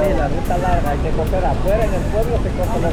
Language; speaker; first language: Spanish; native; Spanish